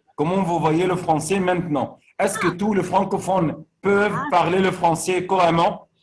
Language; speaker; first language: French; non-native, local second language; Arabic